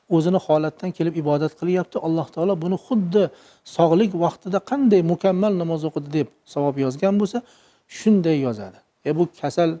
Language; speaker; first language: Uzbek; native; Uzbek